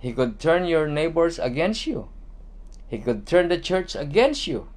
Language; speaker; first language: English; non-native, local second language; Filipino